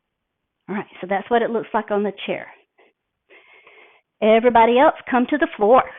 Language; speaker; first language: English; native; English